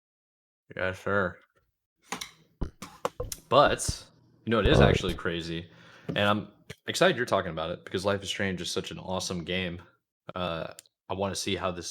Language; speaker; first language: English; native; English